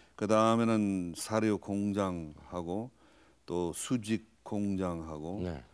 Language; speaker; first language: Korean; non-native, fluent; English